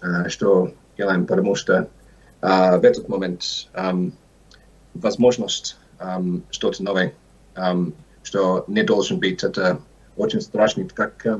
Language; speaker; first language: Russian; non-native, learner; English